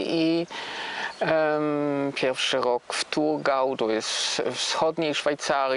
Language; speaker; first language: Polish; non-native, fluent; German